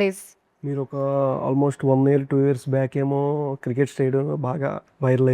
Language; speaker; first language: Telugu; native; Telugu